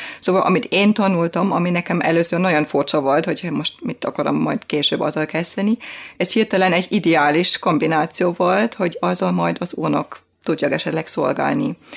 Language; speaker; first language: Hungarian; non-native, fluent; German